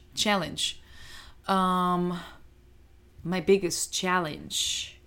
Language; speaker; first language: English; non-native, fluent; Spanish